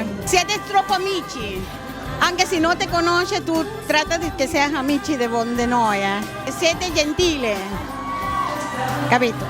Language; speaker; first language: Italian; non-native, learner; Filipino